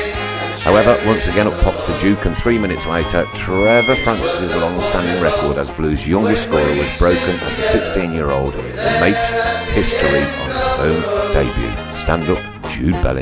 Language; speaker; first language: English; native; English